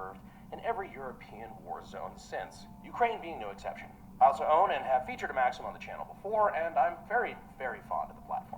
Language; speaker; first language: English; native; English